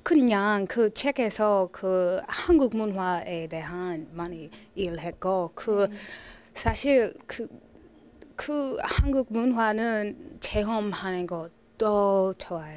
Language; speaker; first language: Korean; non-native, learner; English